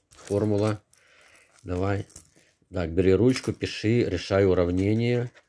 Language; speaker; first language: Russian; native; Russian